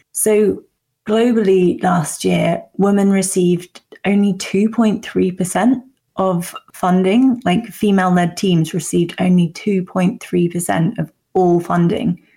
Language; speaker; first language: English; native; English